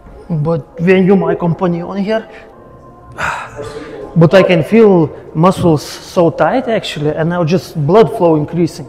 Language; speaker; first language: English; non-native, learner; Lithuanian